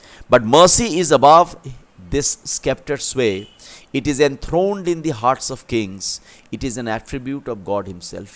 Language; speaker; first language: English; non-native, local second language; Bangla